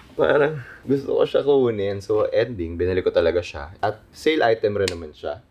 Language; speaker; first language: Filipino; native; Filipino